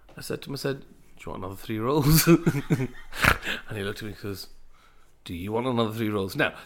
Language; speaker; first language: English; native; English